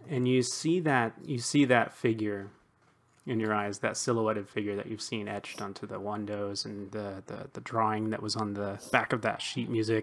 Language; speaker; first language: English; native; English